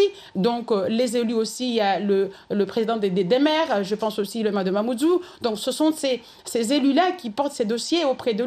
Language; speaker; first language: French; non-native, local second language; Comorian